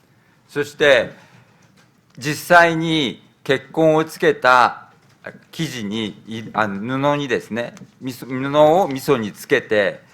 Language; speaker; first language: Japanese; native; Japanese